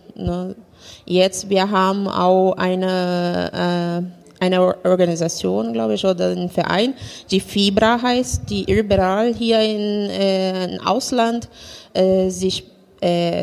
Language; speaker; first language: German; non-native, fluent; Portuguese